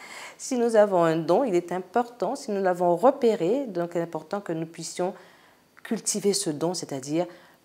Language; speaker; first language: French; native; French